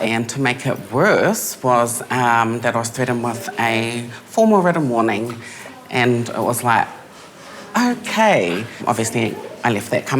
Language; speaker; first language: English; native; English